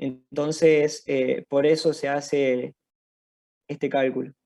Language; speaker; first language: Spanish; native; Spanish